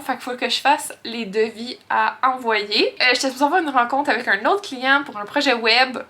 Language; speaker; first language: French; native; French